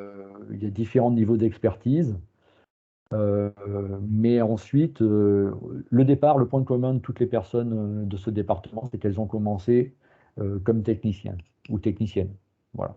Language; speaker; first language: French; native; French